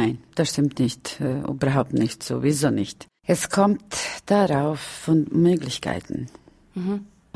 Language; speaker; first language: German; non-native, fluent; Romany